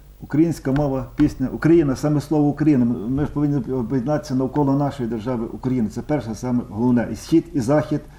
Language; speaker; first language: Ukrainian; native; Ukrainian